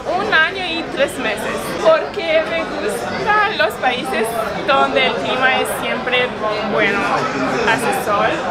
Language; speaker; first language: Spanish; non-native, fluent; Romanian